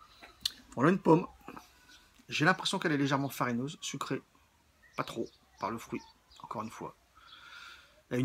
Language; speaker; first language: French; native; French